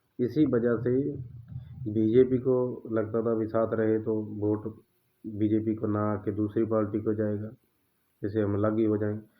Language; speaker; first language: Hindi; non-native, local second language; Punjabi